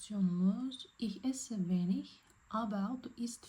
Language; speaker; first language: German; non-native, fluent; Azerbaijani